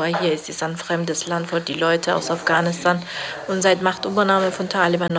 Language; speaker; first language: German; non-native, fluent; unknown